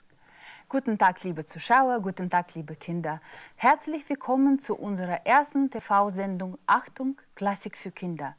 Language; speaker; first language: German; non-native, fluent; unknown